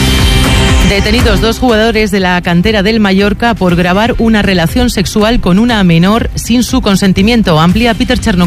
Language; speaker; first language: Spanish; native; Spanish